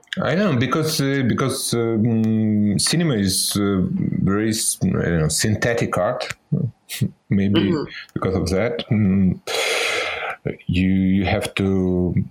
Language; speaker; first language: English; non-native, fluent; Russian